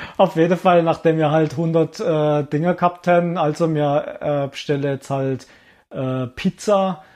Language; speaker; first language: German; early bilingual, other home language; Italian